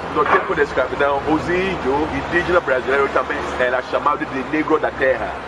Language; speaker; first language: Portuguese; non-native, fluent; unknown